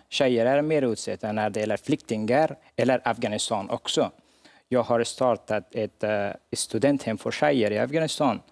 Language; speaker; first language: Swedish; non-native, fluent; Hazaragi